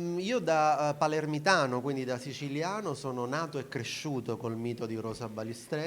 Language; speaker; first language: Italian; native; Italian